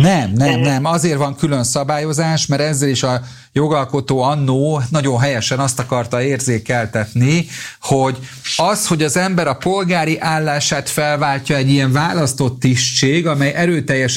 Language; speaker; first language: Hungarian; native; Hungarian